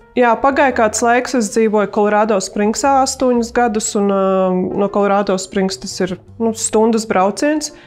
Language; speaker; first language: Latvian; native; Latvian